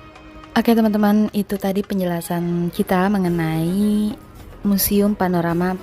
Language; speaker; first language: Indonesian; native; Indonesian